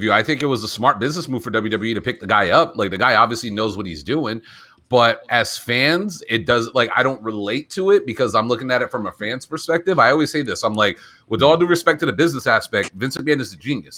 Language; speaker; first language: English; native; English